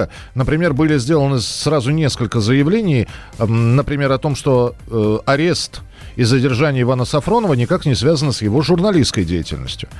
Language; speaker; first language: Russian; native; Russian